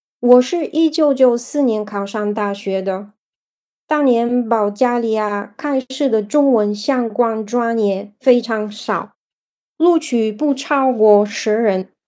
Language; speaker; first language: Chinese; non-native, fluent; Bulgarian